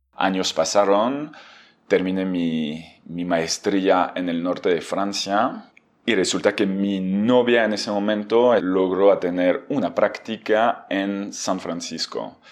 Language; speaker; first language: Spanish; non-native, fluent; French